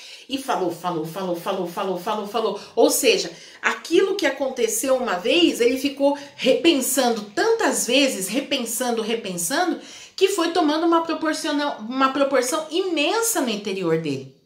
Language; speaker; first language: Portuguese; native; Portuguese